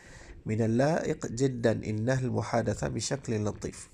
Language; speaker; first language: Arabic; non-native, fluent; Malay